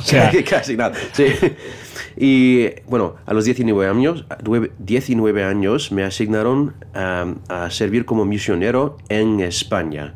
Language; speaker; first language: Spanish; non-native, fluent; English